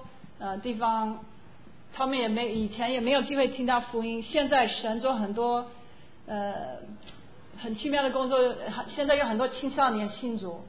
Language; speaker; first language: Chinese; non-native, fluent; English